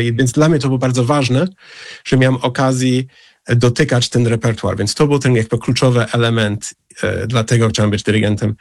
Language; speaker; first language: Polish; non-native, fluent; English